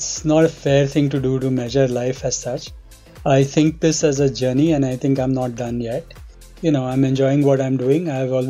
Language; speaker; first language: English; non-native, local second language; Hindi